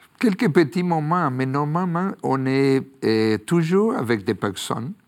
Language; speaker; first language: French; non-native, fluent; Spanish